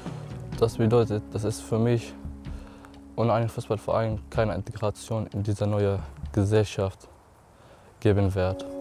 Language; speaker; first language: German; non-native, learner; Arabic